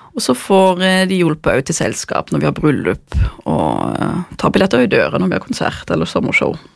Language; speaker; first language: Norwegian; non-native, fluent; German